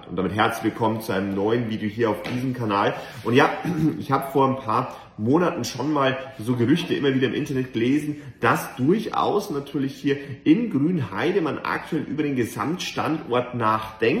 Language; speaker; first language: German; native; German